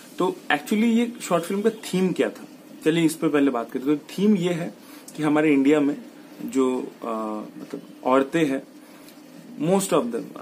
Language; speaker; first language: Hindi; non-native, local second language; Bangla